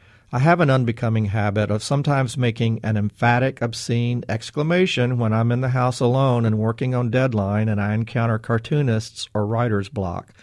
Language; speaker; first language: English; native; English